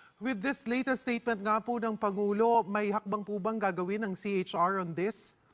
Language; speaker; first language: Filipino; native; Filipino